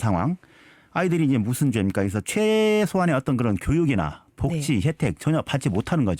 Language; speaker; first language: Korean; native; Korean